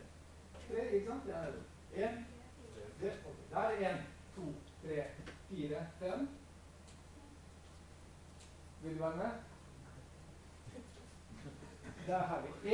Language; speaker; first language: Norwegian; non-native, fluent; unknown